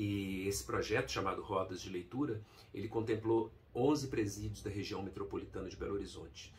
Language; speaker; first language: Portuguese; native; Portuguese